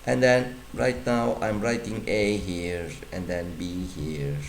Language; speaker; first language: English; non-native, fluent; Turkish